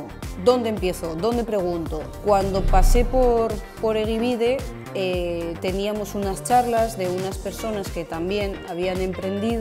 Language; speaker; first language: Spanish; native; Spanish